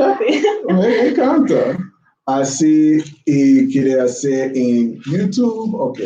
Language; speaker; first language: Spanish; non-native, learner; English